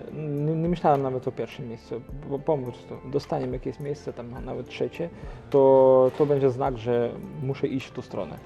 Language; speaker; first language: Polish; non-native, local second language; Ukrainian